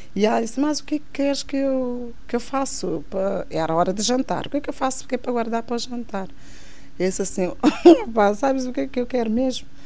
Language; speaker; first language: Portuguese; non-native, local second language; Kabuverdianu